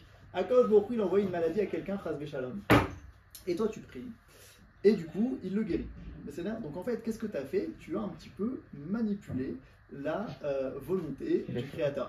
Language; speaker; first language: French; native; French